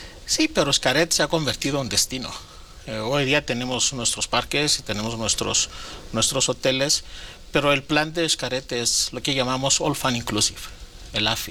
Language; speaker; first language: Spanish; non-native, fluent; Greek